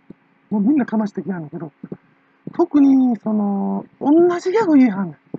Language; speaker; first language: Japanese; native; Japanese